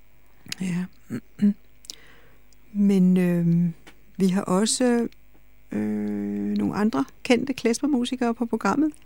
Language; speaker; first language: Danish; native; Danish